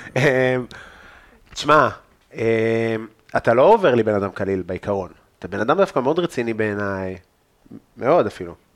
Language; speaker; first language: Hebrew; native; Hebrew